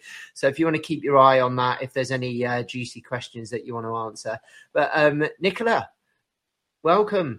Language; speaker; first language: English; native; English